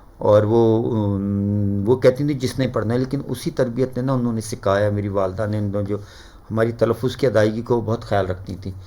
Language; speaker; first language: Urdu; native; Urdu